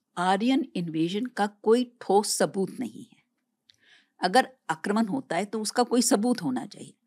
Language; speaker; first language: Hindi; native; Hindi